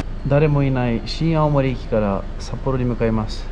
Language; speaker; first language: Japanese; non-native, fluent; Romanian